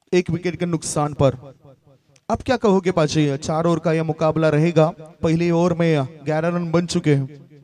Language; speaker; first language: Hindi; non-native, local second language; Marathi